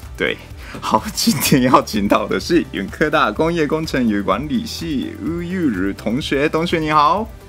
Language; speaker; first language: Chinese; non-native, fluent; Japanese